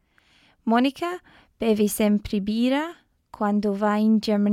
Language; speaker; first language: Italian; non-native, learner; English